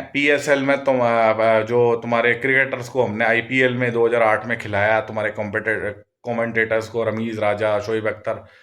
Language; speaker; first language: Hindi; non-native, local second language; Punjabi